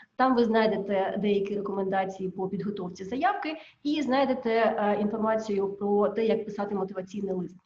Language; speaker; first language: Ukrainian; native; Ukrainian